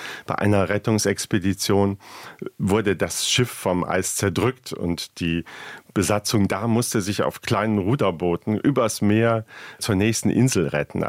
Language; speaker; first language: German; native; German